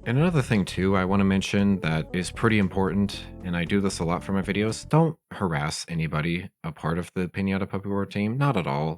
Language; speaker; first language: English; native; English